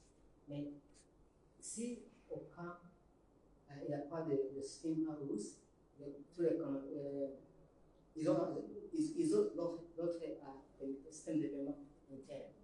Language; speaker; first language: French; non-native, learner; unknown